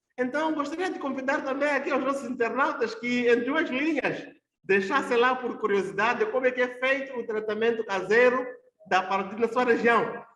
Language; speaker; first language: Portuguese; non-native, local second language; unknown